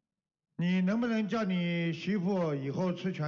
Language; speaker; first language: Chinese; native; Chinese